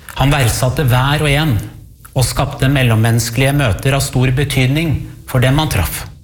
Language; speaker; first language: Norwegian; early bilingual, other home language; Persian